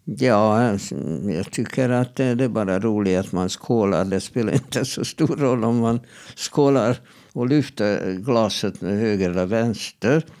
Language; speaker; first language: Swedish; non-native, fluent; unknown